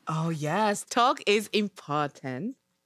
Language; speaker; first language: English; non-native, learner; Japanese